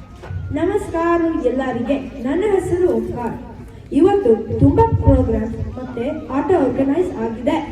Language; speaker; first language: Kannada; early bilingual, heritage; Kannada